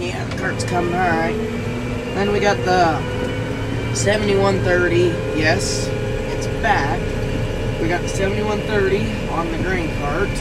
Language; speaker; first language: English; native; English